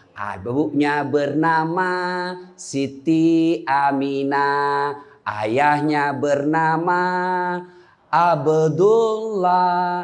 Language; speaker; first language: Indonesian; native; Indonesian